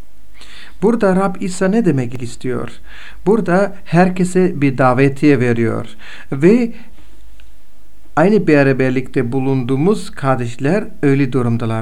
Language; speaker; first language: Turkish; non-native, fluent; Bulgarian